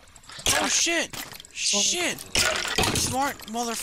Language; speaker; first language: English; native; English